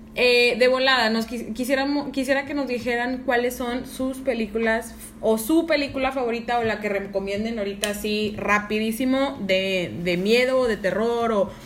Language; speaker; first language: Spanish; native; Spanish